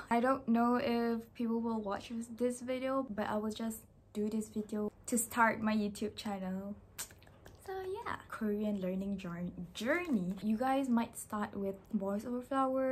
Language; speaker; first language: English; non-native, local second language; Malay